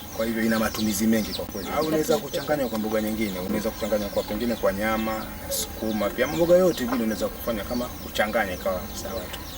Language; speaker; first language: Swahili; non-native, local second language; Giryama